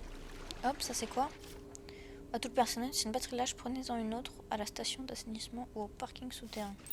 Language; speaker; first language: French; native; French